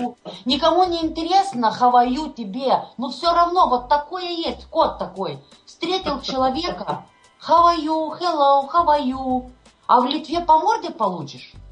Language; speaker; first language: Russian; non-native, fluent; Lithuanian